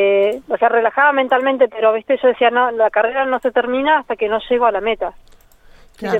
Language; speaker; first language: Spanish; native; Spanish